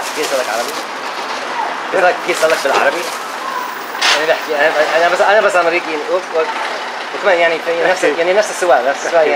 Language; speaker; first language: Arabic; non-native, learner; English